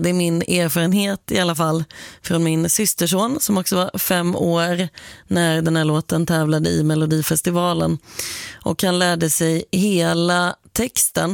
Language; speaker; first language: Swedish; native; Swedish